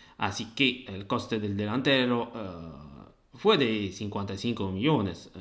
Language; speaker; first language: Spanish; non-native, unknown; Italian